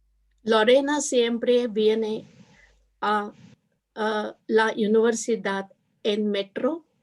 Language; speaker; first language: Spanish; non-native, learner; English